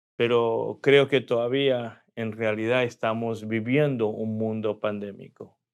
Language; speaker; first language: Spanish; early bilingual, other home language; Korean